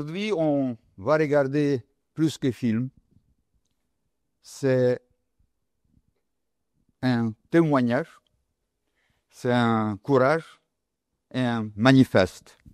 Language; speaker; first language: French; non-native, local second language; Ukrainian